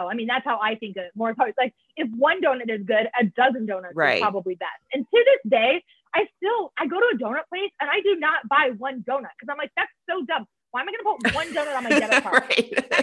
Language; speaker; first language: English; native; English